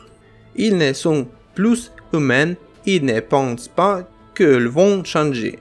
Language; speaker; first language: French; non-native, fluent; Ukrainian